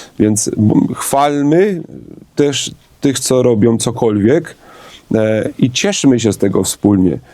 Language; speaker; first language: Polish; native; Polish